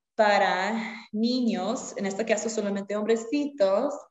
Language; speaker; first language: Spanish; native; Spanish